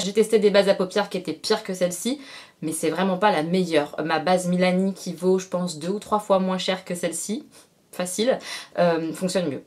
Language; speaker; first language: French; native; French